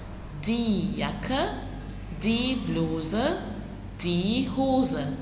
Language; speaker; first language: German; non-native, fluent; Arabic